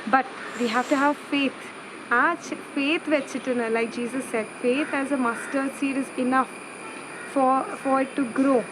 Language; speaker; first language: English; non-native, local second language; Malayalam